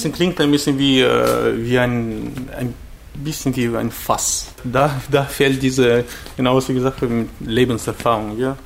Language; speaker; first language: German; non-native, fluent; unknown